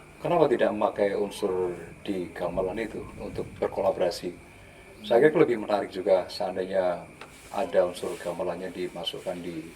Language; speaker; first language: Indonesian; native; Indonesian